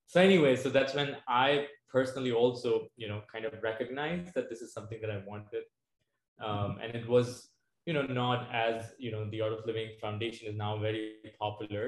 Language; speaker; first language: English; non-native, local second language; Hindi